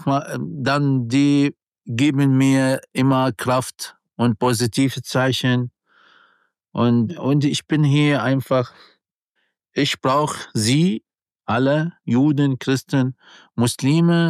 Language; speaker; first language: German; non-native, learner; Arabic